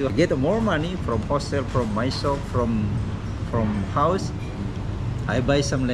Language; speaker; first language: English; non-native, learner; Indonesian